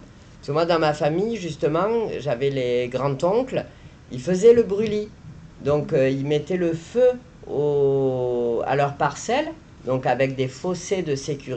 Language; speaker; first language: French; native; French